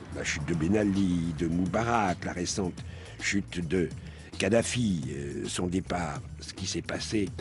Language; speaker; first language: French; native; French